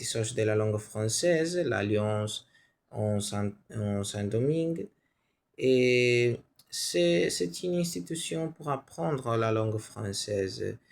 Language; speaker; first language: French; non-native, learner; Spanish